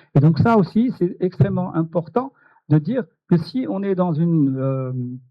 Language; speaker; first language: French; non-native, local second language; Arabic